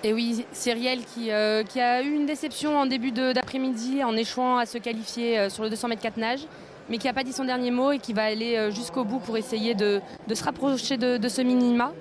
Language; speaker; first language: French; native; French